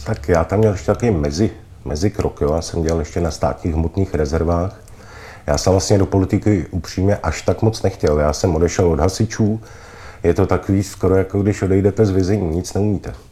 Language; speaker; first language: Czech; native; Czech